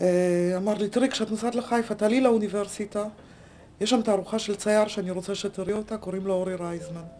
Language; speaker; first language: Hebrew; native; Hebrew